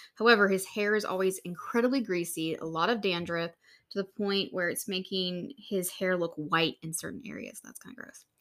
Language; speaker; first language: English; native; English